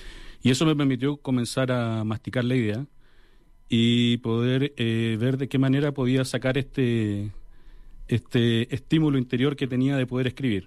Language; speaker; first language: Spanish; native; Spanish